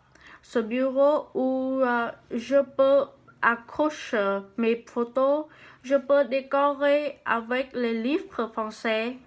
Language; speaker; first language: French; non-native, learner; Vietnamese